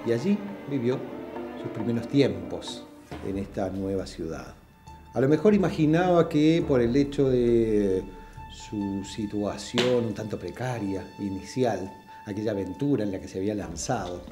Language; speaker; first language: Spanish; native; Spanish